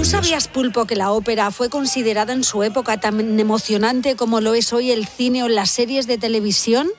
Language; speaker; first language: Spanish; native; Spanish